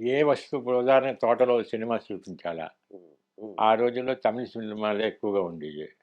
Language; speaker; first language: Telugu; early bilingual, heritage; Telugu